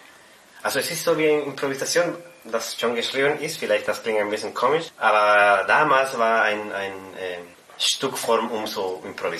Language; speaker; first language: German; non-native, fluent; Spanish